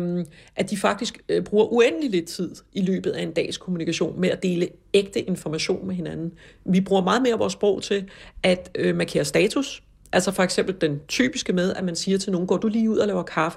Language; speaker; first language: Danish; native; Danish